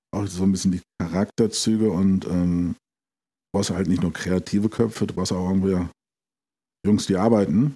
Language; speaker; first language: German; native; German